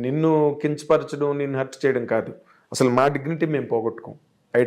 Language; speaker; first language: Telugu; native; Telugu